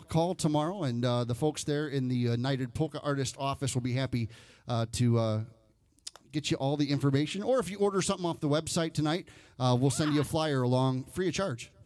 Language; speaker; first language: English; native; English